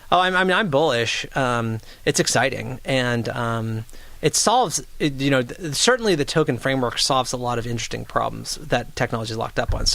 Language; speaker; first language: English; native; English